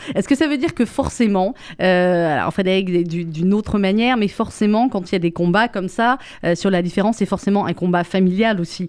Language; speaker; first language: French; native; French